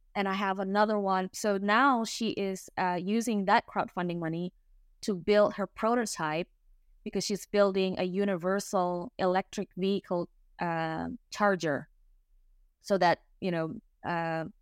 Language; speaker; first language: English; non-native, fluent; Indonesian